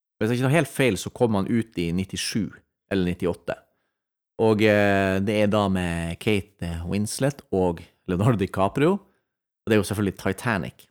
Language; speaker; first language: Norwegian; native; Norwegian